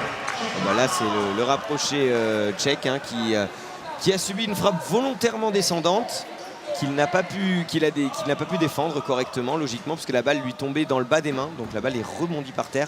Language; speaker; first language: French; native; French